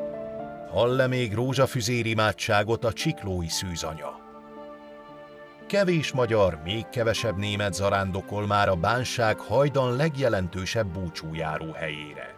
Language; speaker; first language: Hungarian; native; Hungarian